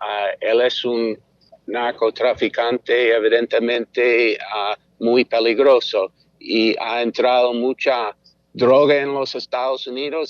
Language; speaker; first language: Spanish; non-native, fluent; English